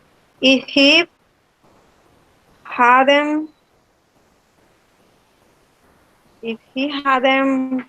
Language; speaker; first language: English; non-native, learner; Spanish